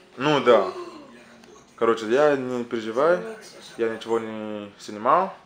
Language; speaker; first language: Russian; non-native, learner; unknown